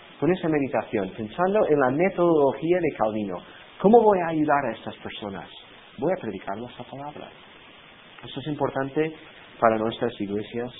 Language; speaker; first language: Spanish; non-native, fluent; English